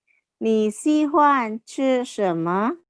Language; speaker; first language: Chinese; non-native, fluent; Indonesian